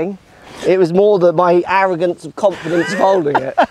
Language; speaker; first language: English; native; English